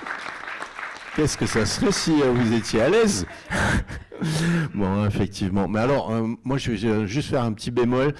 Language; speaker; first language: French; native; French